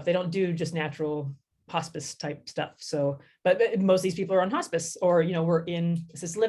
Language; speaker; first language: English; native; English